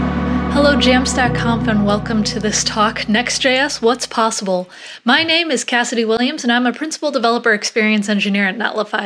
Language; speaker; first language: English; native; English